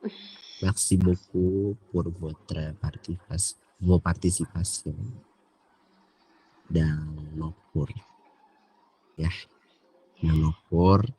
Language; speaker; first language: French; non-native, learner; Indonesian